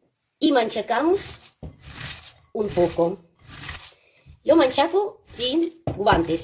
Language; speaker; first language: Spanish; non-native, learner; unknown